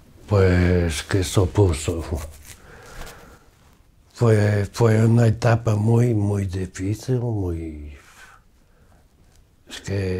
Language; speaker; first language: Spanish; non-native, fluent; Portuguese